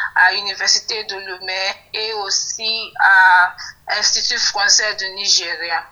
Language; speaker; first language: French; non-native, learner; Yoruba